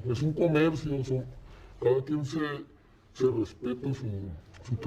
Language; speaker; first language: Spanish; native; Spanish